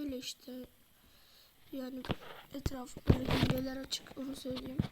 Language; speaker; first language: Turkish; native; Turkish